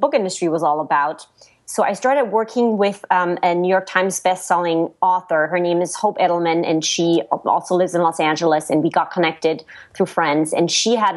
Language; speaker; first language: English; non-native, fluent; German